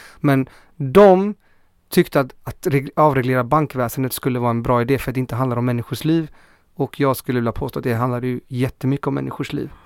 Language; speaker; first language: Swedish; early bilingual, other home language; Spanish